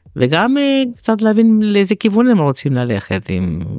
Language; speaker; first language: Hebrew; non-native, fluent; Spanish